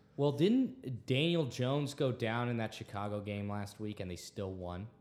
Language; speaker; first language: English; native; English